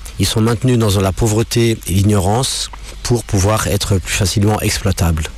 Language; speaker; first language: French; non-native, local second language; English